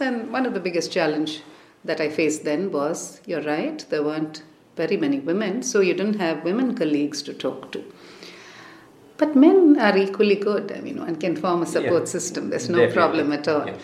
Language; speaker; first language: English; non-native, local second language; Tamil